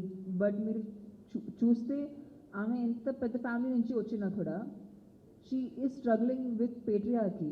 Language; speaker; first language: Telugu; non-native, fluent; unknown